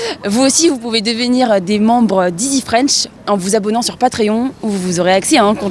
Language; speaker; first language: French; native; French